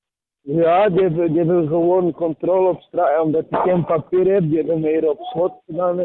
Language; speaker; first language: Dutch; non-native, fluent; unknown